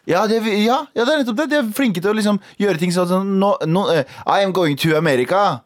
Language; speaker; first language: Norwegian; early bilingual, other home language; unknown